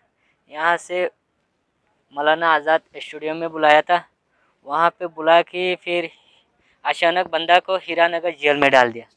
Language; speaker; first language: Hindi; non-native, learner; Rohingya